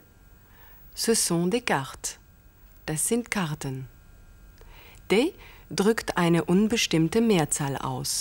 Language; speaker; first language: German; native; German